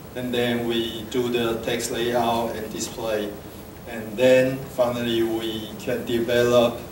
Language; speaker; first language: English; non-native, fluent; Chinese